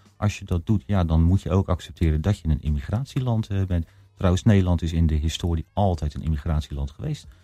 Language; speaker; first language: Dutch; native; Dutch